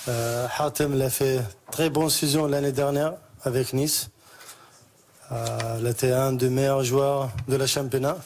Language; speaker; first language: French; non-native, learner; Arabic